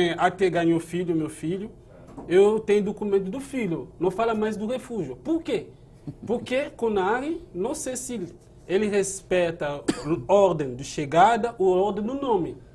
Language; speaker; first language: Portuguese; non-native, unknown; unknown